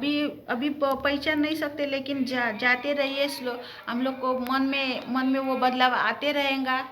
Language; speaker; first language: Hindi; early bilingual, heritage; Hindi